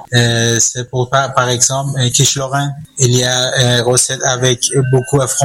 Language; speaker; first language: French; non-native, learner; Persian